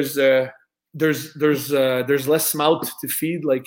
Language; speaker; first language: English; non-native, fluent; French